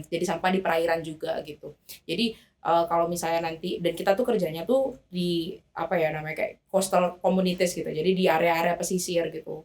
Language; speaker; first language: Indonesian; native; Indonesian